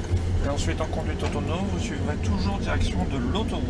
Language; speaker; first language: French; native; French